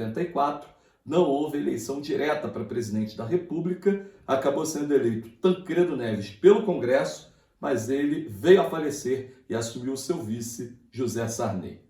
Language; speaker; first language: Portuguese; native; Portuguese